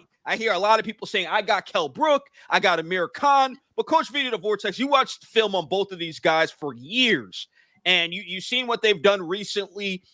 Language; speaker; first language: English; native; English